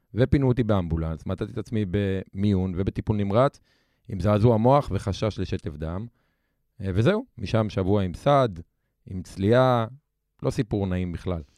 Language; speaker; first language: Hebrew; native; Hebrew